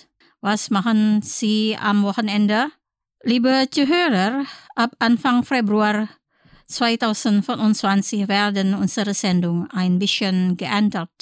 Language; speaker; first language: German; non-native, fluent; Indonesian